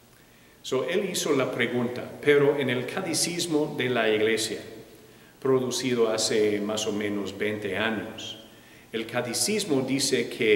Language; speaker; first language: Spanish; non-native, fluent; English